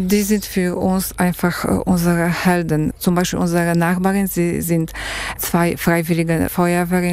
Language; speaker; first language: German; non-native, fluent; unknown